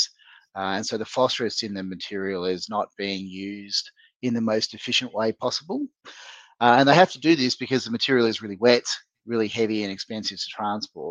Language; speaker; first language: English; native; English